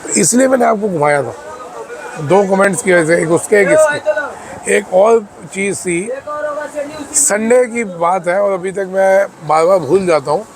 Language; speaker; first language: Hindi; native; Hindi